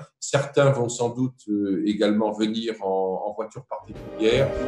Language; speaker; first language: French; native; French